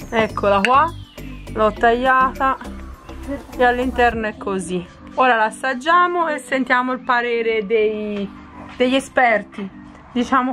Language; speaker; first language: Italian; native; Italian